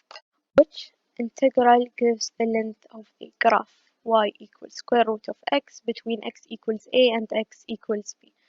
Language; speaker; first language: English; non-native, fluent; Arabic